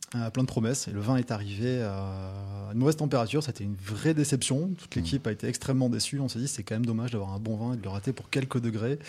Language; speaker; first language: French; native; French